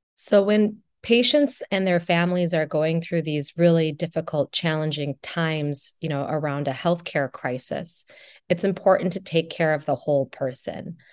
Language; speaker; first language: English; native; English